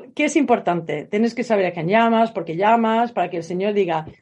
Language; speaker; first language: Spanish; non-native, fluent; Swedish